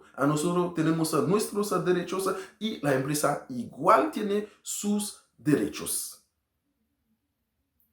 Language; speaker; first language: Spanish; non-native, learner; Haitian Creole